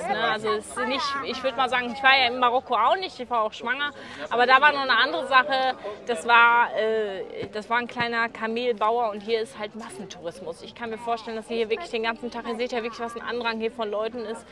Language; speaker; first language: German; native; German